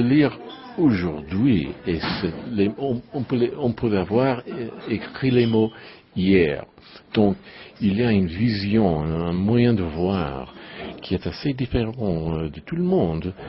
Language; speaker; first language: French; non-native, learner; English